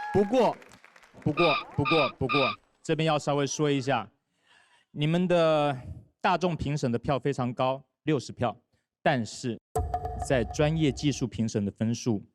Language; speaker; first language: Chinese; native; Chinese